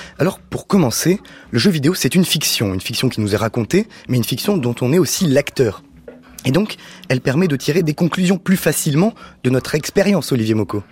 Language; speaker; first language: French; native; French